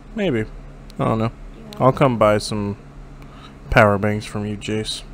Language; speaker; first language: English; native; English